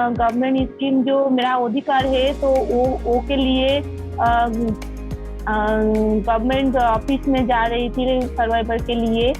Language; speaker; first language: Hindi; non-native, local second language; Bangla